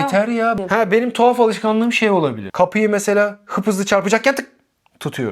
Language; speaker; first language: Turkish; non-native, fluent; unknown